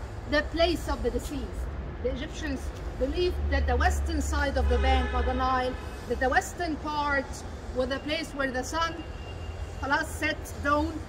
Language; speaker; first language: English; non-native, fluent; Arabic